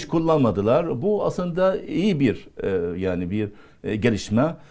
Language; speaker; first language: Turkish; non-native, fluent; Arabic